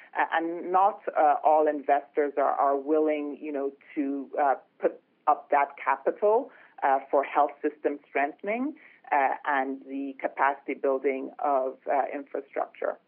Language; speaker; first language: English; non-native, local second language; Yoruba